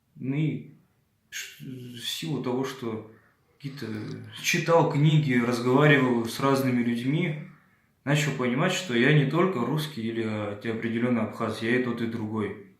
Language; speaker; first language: Russian; early bilingual, other home language; Abkhazian